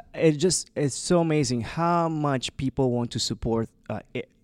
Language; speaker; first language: English; early bilingual, other home language; Chinese